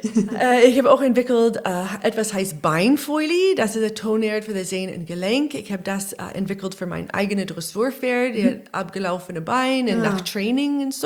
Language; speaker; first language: German; non-native, learner; English